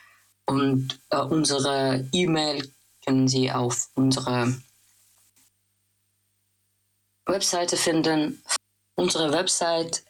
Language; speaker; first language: German; non-native, fluent; Russian